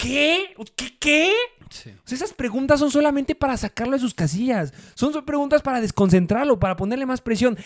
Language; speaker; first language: Spanish; native; Spanish